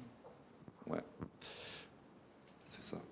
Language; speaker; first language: French; non-native, fluent; German